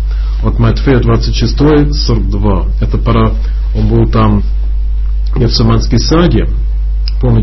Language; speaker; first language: Russian; non-native, fluent; English